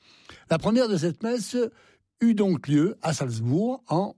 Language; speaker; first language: French; native; French